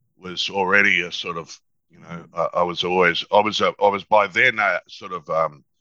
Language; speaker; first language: English; native; English